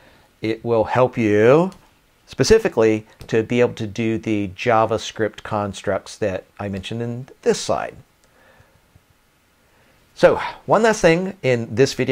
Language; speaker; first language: English; native; English